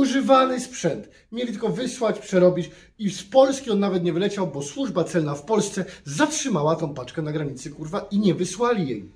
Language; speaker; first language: Polish; native; Polish